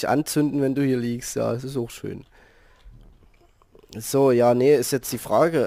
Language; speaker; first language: German; native; German